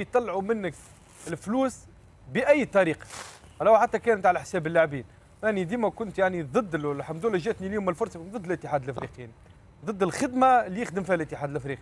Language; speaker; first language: Arabic; native; Arabic